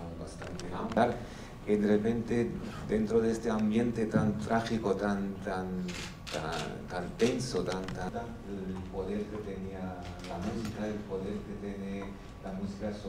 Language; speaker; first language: Spanish; non-native, fluent; Armenian